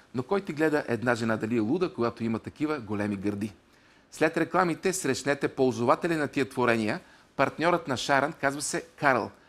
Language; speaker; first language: Bulgarian; native; Bulgarian